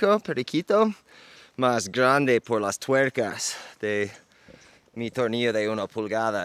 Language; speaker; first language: Spanish; non-native, fluent; English